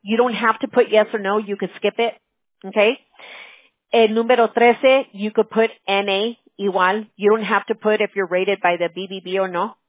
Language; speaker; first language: English; early bilingual, other home language; Spanish